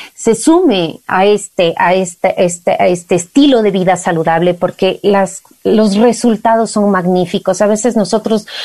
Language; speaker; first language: Spanish; native; Spanish